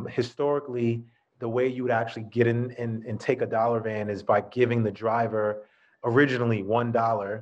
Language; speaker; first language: English; native; English